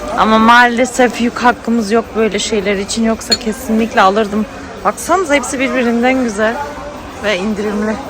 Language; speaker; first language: Turkish; early bilingual, heritage; Turkish